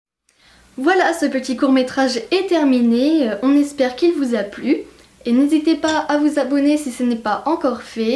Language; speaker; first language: French; native; French